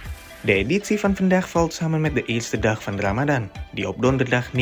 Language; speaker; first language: Dutch; non-native, fluent; Indonesian